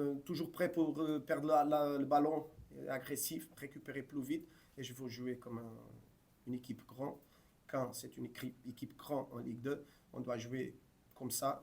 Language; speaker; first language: French; non-native, fluent; Portuguese